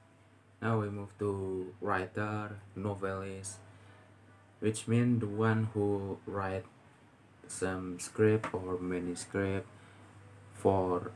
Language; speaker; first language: English; non-native, learner; Indonesian